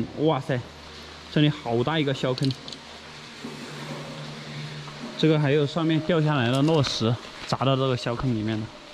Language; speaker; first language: Chinese; native; Chinese